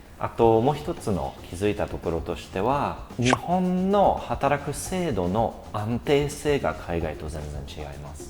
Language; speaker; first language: Japanese; non-native, fluent; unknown